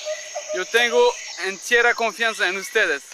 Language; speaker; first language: Spanish; non-native, fluent; French